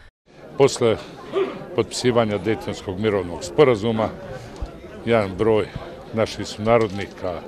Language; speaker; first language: Serbian; native; Serbian